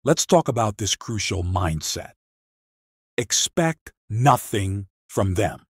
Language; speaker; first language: English; non-native, local second language; Filipino